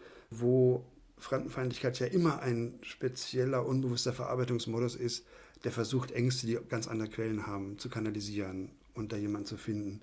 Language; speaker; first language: German; native; German